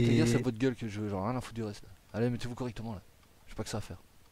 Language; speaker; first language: French; native; French